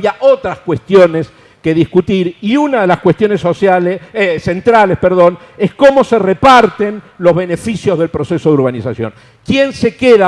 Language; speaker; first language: Spanish; native; Spanish